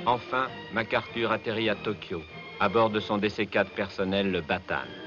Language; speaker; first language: French; native; French